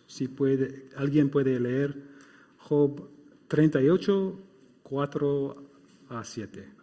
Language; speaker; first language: Spanish; non-native, fluent; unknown